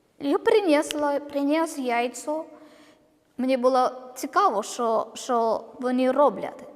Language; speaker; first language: Ukrainian; non-native, learner; Malayalam